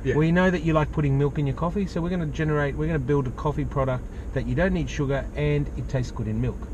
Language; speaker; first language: English; native; English